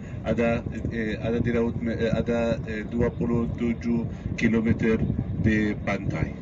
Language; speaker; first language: Indonesian; non-native, learner; Arabic